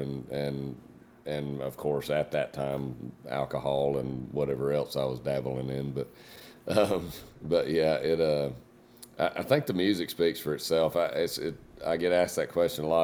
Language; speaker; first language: English; native; English